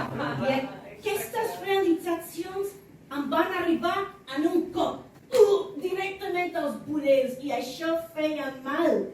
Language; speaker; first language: Catalan; non-native, fluent; English